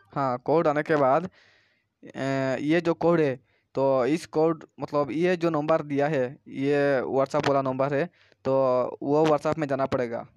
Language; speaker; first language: Hindi; non-native, local second language; Bangla